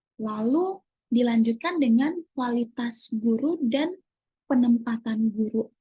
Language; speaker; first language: Indonesian; native; Indonesian